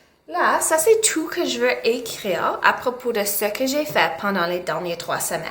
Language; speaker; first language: French; non-native, local second language; English